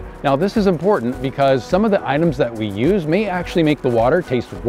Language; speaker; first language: English; native; English